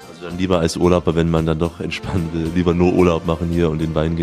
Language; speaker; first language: German; native; German